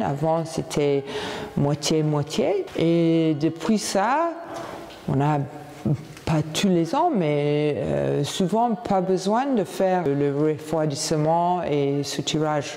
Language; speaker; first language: French; non-native, fluent; English